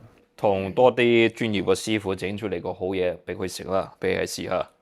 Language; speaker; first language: Cantonese; early bilingual, heritage; Cantonese